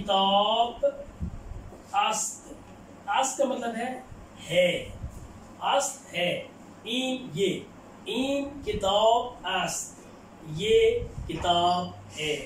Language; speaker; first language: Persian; non-native, fluent; Urdu